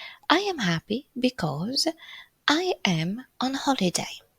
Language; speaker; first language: English; non-native, fluent; Polish